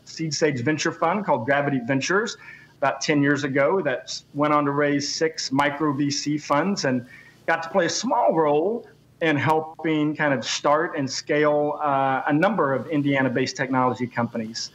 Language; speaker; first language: English; native; English